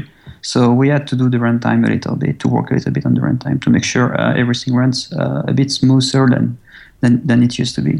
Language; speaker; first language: English; non-native, fluent; French